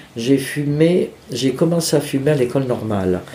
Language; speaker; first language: French; native; French